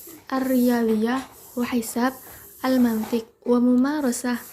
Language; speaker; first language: Arabic; non-native, learner; Indonesian